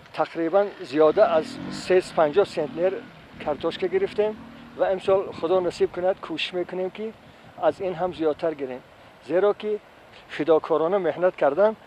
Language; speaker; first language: Tajik; native; Tajik